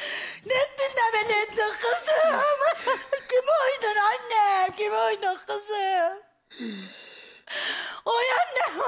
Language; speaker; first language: Turkish; native; Turkish